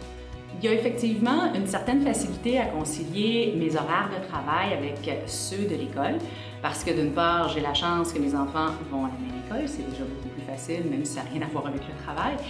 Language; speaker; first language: French; native; French